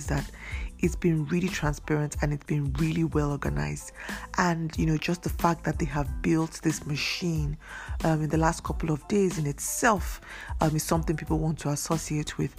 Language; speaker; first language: English; non-native, local second language; Yoruba